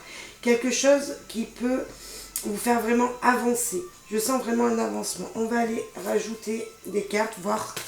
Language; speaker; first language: French; native; French